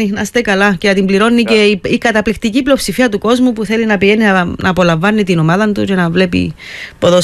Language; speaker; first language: Greek; native; Greek